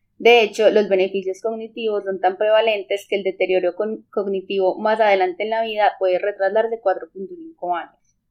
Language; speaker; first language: Spanish; native; Spanish